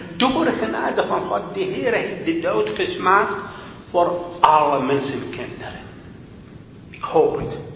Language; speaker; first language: Dutch; non-native, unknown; Arabic